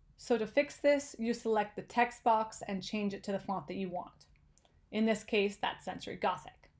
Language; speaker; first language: English; native; English